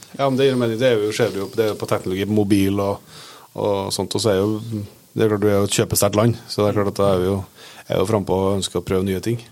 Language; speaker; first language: Norwegian; native; Norwegian